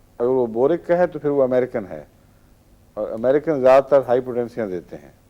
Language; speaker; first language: Urdu; native; Urdu